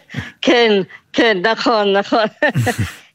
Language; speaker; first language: Hebrew; non-native, fluent; French